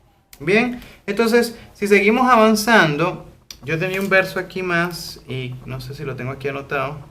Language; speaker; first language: Spanish; native; Spanish